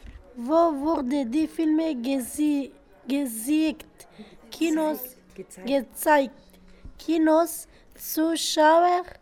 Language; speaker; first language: German; non-native, learner; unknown